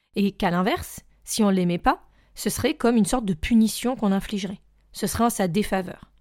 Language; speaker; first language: French; native; French